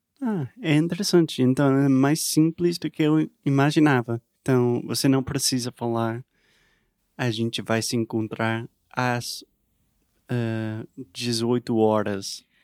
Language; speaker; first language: Portuguese; non-native, learner; English